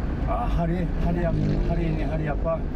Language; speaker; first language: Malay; non-native, learner; Korean